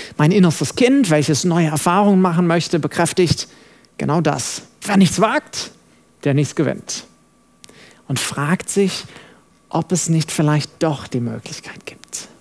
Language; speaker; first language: German; non-native, fluent; English